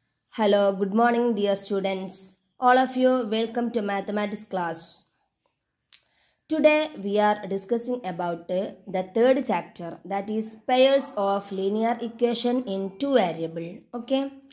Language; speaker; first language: English; non-native, local second language; Malayalam